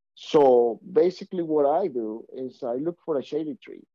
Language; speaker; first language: English; non-native, fluent; Spanish